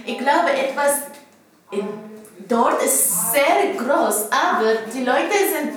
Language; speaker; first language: German; non-native, learner; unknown